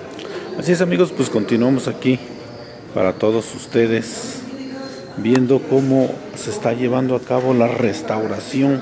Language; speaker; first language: Spanish; native; Spanish